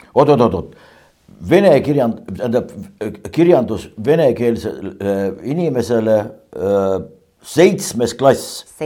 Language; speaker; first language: Estonian; native; Estonian